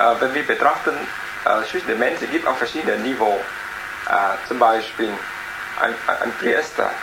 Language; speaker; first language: German; non-native, learner; Vietnamese